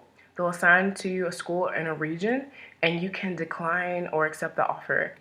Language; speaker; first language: English; native; English